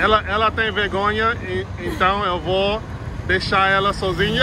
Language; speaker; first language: Portuguese; non-native, learner; English